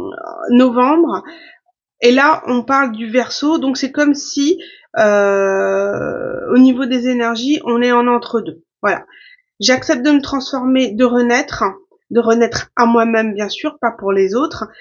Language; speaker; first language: French; native; French